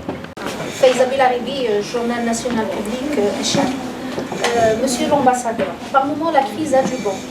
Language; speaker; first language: French; non-native, local second language; Arabic